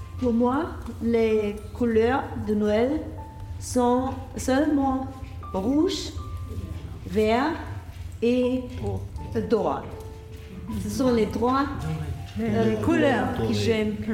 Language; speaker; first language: French; non-native, learner; German